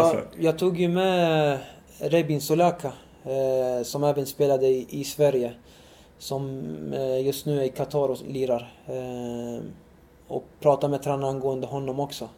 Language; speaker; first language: Swedish; early bilingual, other home language; Arabic